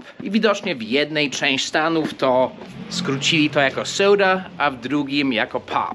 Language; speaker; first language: Polish; non-native, fluent; English